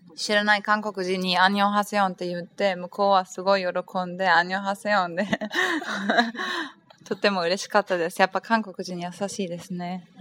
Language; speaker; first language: Japanese; non-native, fluent; German